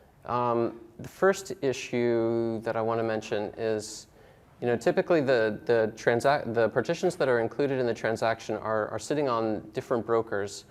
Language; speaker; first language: English; native; English